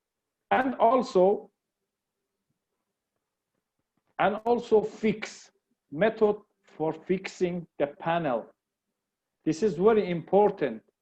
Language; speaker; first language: English; non-native, learner; Persian